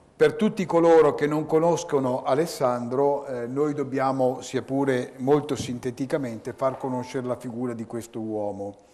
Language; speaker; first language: Italian; native; Italian